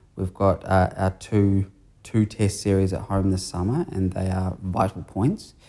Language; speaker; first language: English; native; English